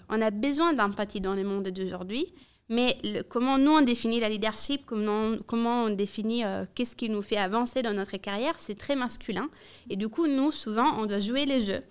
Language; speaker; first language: French; non-native, fluent; Italian